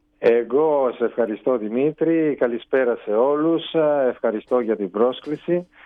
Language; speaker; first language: Greek; non-native, fluent; Italian